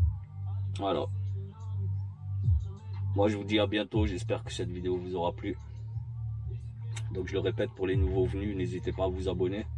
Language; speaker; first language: French; native; French